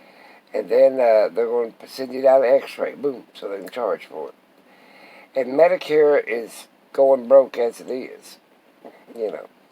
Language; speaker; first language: English; native; English